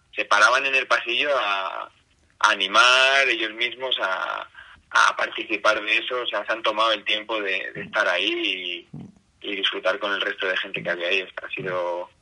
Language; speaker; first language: Spanish; native; Spanish